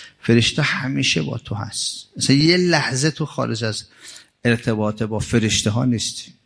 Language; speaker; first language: Persian; native; Persian